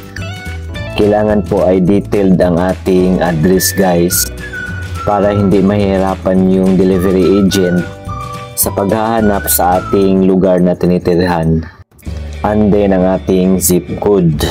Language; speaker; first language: Filipino; native; Filipino